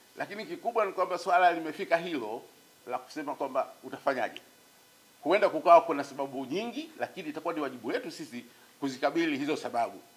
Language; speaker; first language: Swahili; native; Swahili